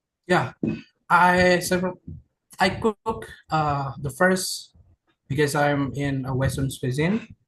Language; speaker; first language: English; non-native, learner; Indonesian